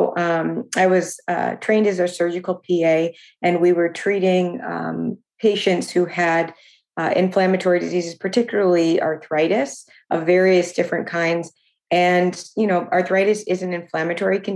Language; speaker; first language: English; native; English